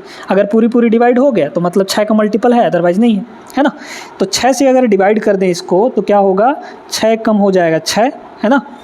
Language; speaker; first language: Hindi; native; Hindi